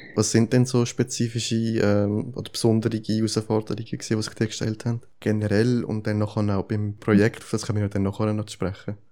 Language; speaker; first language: German; native; German